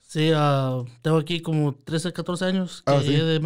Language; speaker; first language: Spanish; native; Spanish